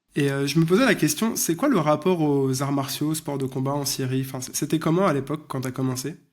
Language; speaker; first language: French; native; French